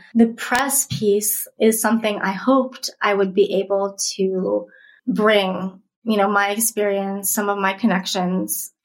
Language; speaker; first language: English; early bilingual, other home language; Russian